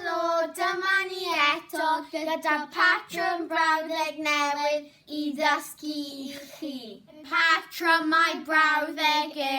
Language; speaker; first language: Welsh; non-native, local second language; English